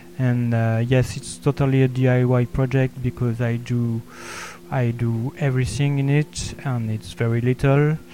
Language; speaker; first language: English; non-native, learner; French